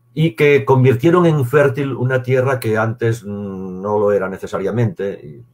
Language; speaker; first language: Spanish; native; Spanish